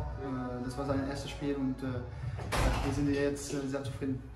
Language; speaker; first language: German; non-native, fluent; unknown